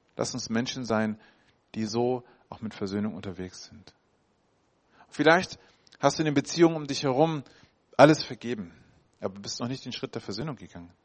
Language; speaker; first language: German; native; German